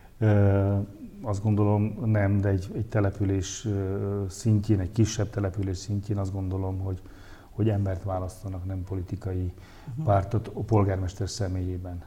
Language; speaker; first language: Hungarian; native; Hungarian